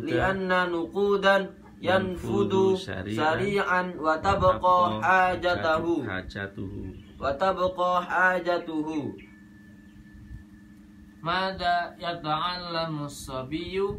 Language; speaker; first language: Arabic; non-native, learner; Indonesian